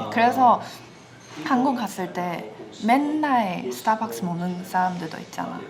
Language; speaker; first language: Korean; non-native, fluent; Chinese